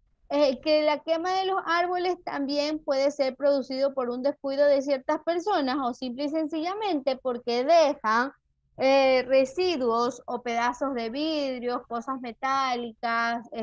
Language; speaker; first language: Spanish; native; Spanish